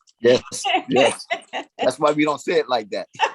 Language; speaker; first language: English; native; English